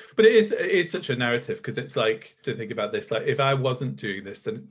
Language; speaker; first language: English; native; English